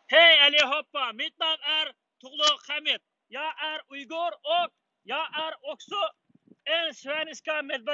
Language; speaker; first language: Swedish; non-native, learner; Uyghur